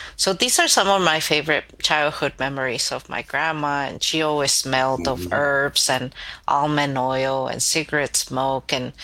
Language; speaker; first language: English; early bilingual, other home language; Spanish